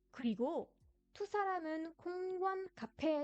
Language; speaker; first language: Korean; non-native, fluent; French